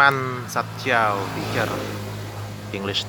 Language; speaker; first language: English; non-native, learner; Indonesian